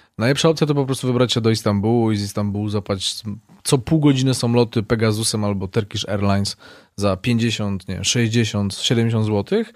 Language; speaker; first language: Polish; native; Polish